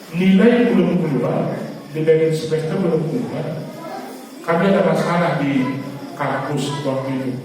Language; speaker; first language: Indonesian; non-native, local second language; Batak Toba